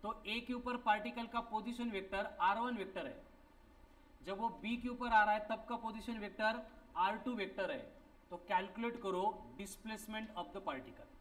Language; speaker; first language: Hindi; non-native, local second language; Marathi